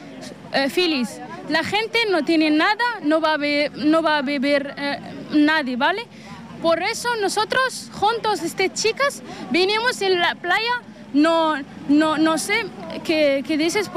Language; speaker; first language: Spanish; non-native, learner; Arabic